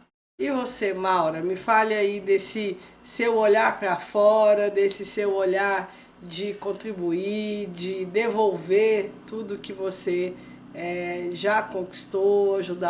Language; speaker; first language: Portuguese; native; Portuguese